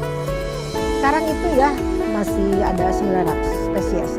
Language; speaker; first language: Indonesian; native; Indonesian